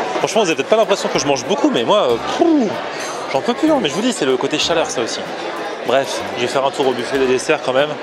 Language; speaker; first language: French; native; French